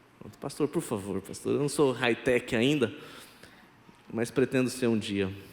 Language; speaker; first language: Portuguese; non-native, local second language; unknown